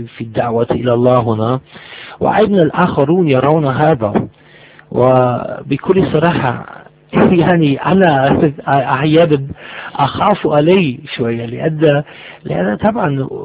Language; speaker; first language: Arabic; non-native, learner; German